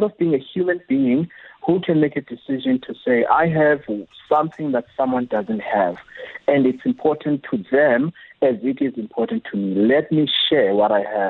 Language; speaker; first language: English; non-native, local second language; Xhosa